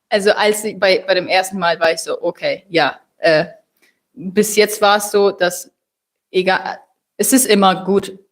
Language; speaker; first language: German; non-native, fluent; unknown